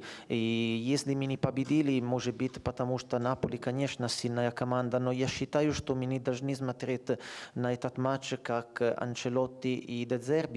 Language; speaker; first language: Russian; non-native, fluent; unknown